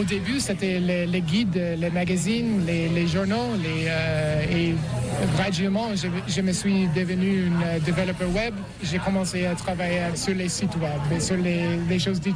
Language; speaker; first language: French; non-native, learner; English